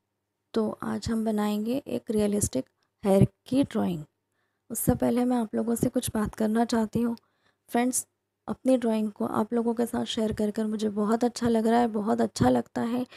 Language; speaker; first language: Hindi; native; Hindi